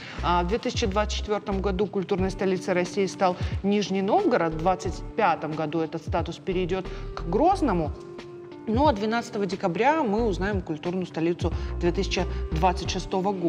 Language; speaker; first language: Russian; native; Russian